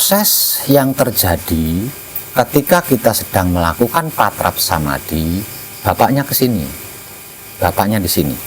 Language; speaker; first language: Indonesian; non-native, local second language; Javanese